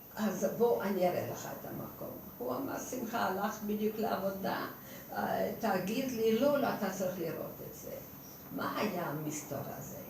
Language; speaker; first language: Hebrew; non-native, fluent; Hungarian